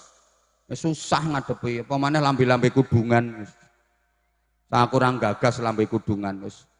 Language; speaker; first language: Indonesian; non-native, local second language; Javanese